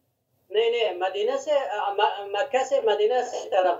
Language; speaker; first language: Hindi; non-native, learner; Hazaragi